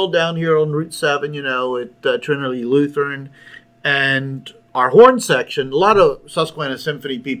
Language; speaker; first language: English; native; English